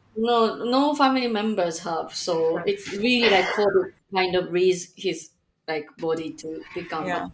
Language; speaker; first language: English; non-native, fluent; Japanese